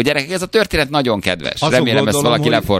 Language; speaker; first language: Hungarian; native; Hungarian